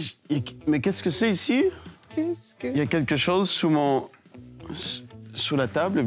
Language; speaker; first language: French; native; French